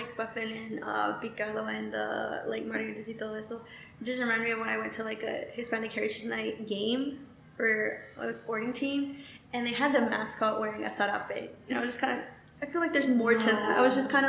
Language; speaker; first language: English; native; English